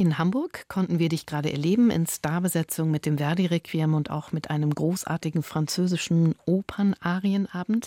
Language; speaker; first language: German; native; German